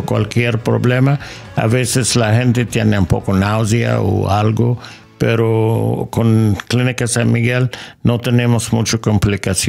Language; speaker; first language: Spanish; non-native, learner; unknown